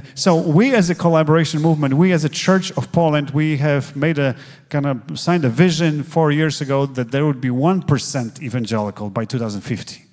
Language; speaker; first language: English; non-native, fluent; Polish